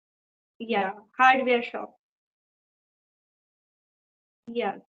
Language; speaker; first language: English; non-native, fluent; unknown